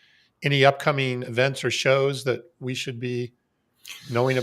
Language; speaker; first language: English; native; English